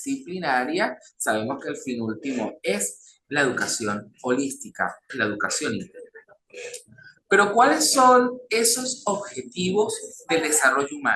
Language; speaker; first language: Spanish; native; Spanish